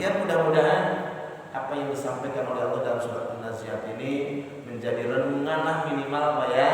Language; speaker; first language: Indonesian; native; Indonesian